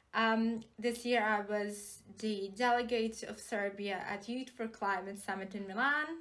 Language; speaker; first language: English; non-native, fluent; Serbian